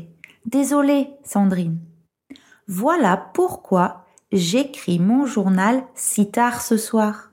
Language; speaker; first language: French; non-native, fluent; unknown